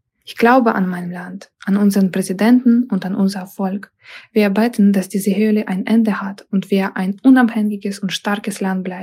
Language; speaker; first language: German; non-native, fluent; Ukrainian